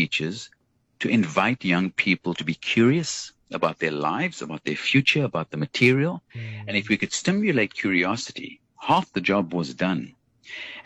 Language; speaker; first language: English; native; English